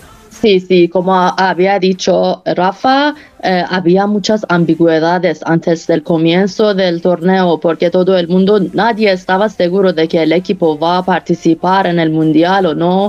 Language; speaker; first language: Spanish; non-native, fluent; Persian